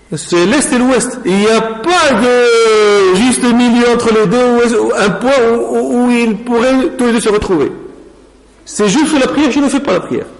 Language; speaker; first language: French; non-native, local second language; Arabic